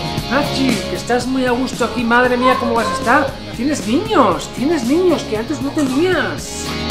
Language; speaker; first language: Spanish; native; Spanish